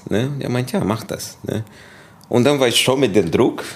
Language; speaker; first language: German; non-native, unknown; Portuguese